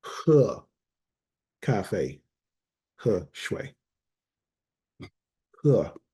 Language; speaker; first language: Chinese; non-native, learner; English